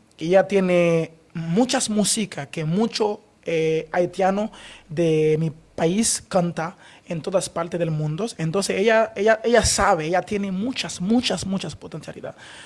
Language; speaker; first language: Spanish; non-native, learner; Haitian Creole